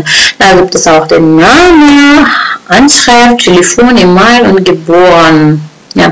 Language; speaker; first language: German; non-native, fluent; Uzbek